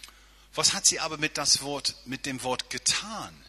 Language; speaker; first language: German; non-native, fluent; English